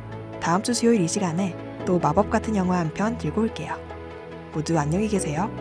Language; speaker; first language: Korean; native; Korean